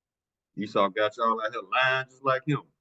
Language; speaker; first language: English; native; English